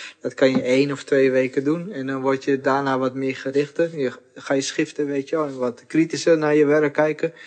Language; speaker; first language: Dutch; early bilingual, other home language; Portuguese